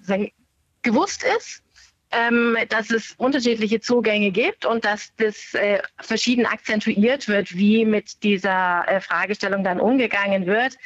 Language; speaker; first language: German; native; German